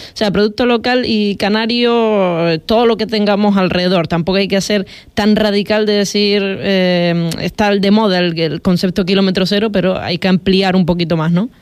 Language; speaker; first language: Spanish; native; Spanish